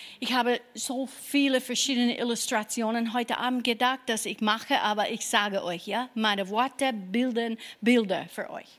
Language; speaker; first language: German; non-native, fluent; English